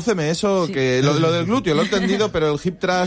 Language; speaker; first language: Spanish; native; Spanish